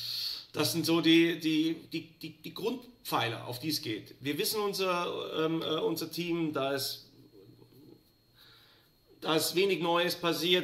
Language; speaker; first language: German; native; German